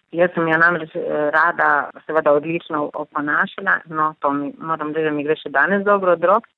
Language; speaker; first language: Slovenian; native; Slovenian